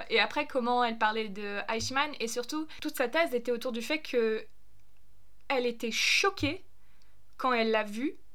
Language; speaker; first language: French; non-native, fluent; German